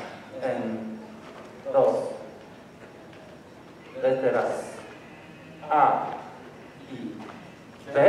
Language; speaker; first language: Spanish; non-native, learner; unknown